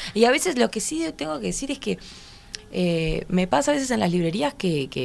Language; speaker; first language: Spanish; native; Spanish